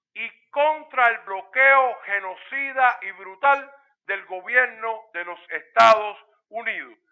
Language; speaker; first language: Spanish; native; Spanish